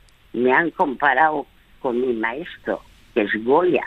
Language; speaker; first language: Spanish; early bilingual, other home language; French